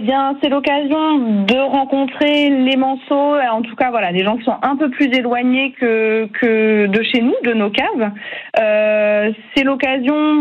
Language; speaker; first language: French; native; French